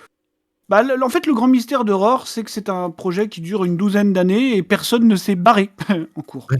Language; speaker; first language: French; native; French